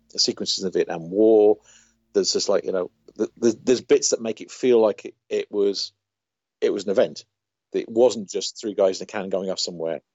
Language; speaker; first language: English; native; English